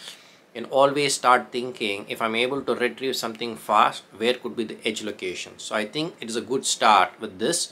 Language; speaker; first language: English; non-native, local second language; Tamil